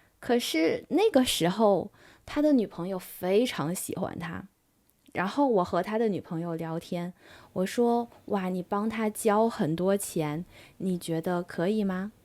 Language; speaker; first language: Chinese; native; Chinese